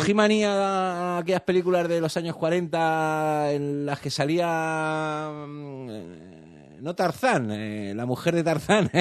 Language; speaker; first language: Spanish; native; Spanish